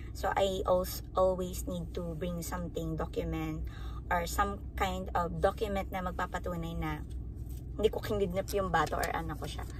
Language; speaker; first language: Filipino; native; Filipino